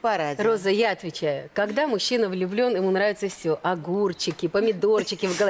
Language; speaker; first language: Russian; native; Russian